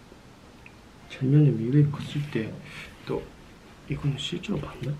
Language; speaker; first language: Korean; non-native, fluent; Japanese